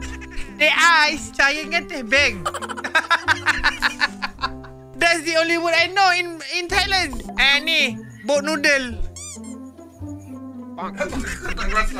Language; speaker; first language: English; non-native, learner; Malay